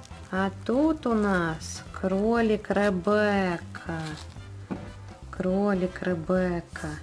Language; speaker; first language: Russian; native; Russian